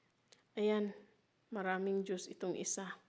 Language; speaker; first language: Filipino; native; Filipino